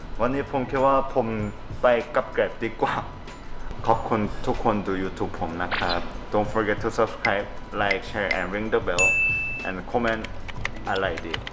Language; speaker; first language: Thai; non-native, learner; Korean